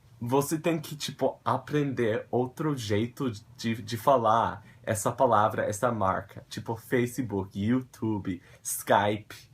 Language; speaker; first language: Portuguese; non-native, fluent; English